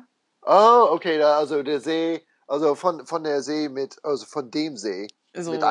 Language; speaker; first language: German; non-native, fluent; English